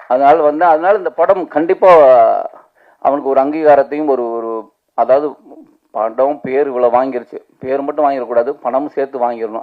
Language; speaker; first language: Tamil; native; Tamil